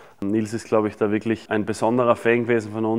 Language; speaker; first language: German; native; German